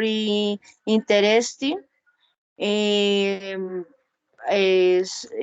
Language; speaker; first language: English; non-native, learner; Spanish